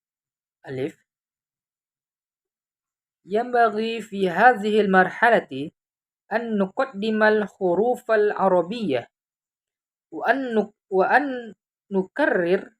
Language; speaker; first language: Arabic; non-native, fluent; Indonesian